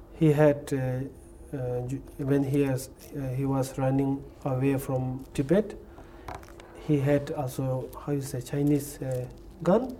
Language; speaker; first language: English; non-native, learner; Tibetan